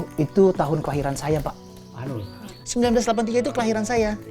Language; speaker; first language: Indonesian; native; Indonesian